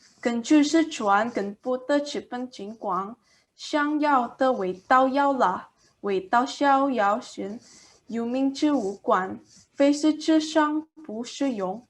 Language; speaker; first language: Chinese; non-native, learner; Indonesian